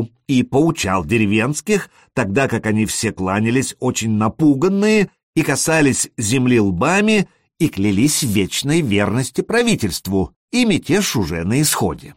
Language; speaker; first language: Russian; native; Russian